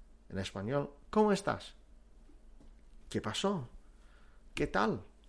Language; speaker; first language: Spanish; non-native, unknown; English